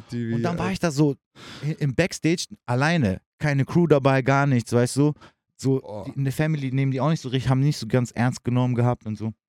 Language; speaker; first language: German; early bilingual, other home language; Turkish